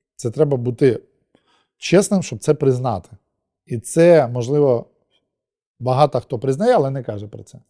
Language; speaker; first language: Ukrainian; non-native, local second language; Russian